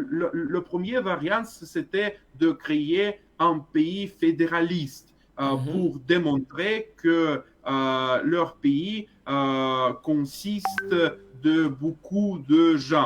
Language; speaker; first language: French; non-native, fluent; Russian